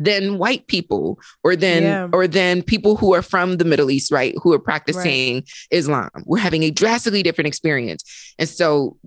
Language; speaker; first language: English; native; English